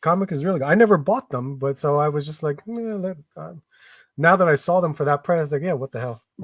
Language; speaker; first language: English; native; English